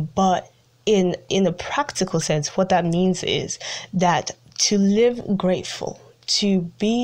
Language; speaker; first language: English; early bilingual, other home language; Italian